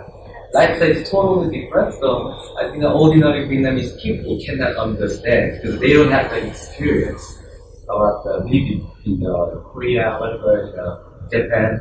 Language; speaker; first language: English; non-native, learner; Korean